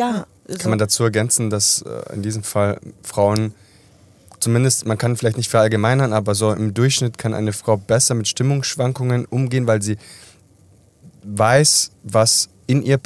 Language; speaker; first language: German; early bilingual, other home language; Italian